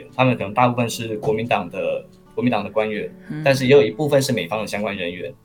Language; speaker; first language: Chinese; native; Chinese